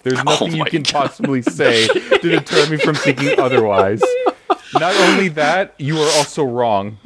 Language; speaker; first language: English; native; English